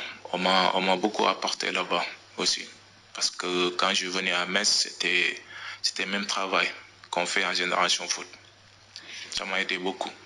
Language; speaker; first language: French; non-native, local second language; Wolof